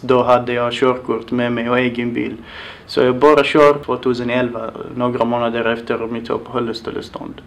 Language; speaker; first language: Swedish; non-native, fluent; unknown